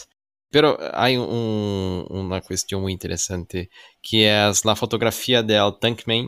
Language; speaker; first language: Spanish; non-native, learner; Portuguese